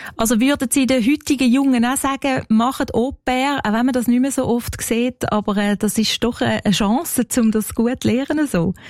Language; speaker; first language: German; native; German